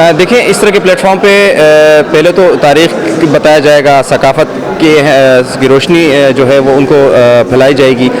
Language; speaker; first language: Urdu; non-native, local second language; Khowar